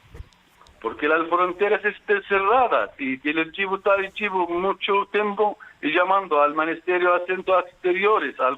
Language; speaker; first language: Spanish; non-native, fluent; Arabic